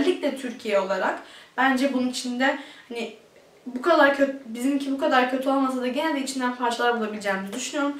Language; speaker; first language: Turkish; early bilingual, heritage; Turkish